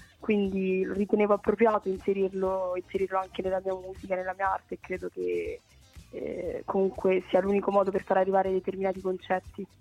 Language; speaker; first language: Italian; native; Italian